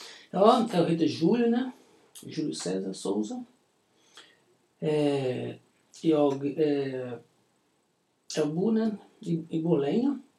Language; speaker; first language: Swedish; non-native, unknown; Portuguese